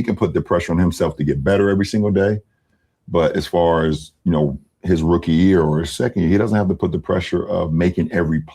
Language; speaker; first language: English; native; English